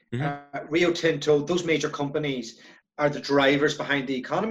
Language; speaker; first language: English; native; English